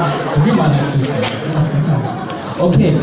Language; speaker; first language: Korean; non-native, learner; German